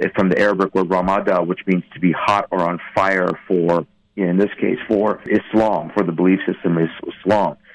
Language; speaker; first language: English; non-native, fluent; Persian